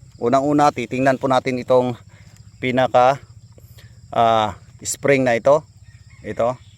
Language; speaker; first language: Filipino; non-native, local second language; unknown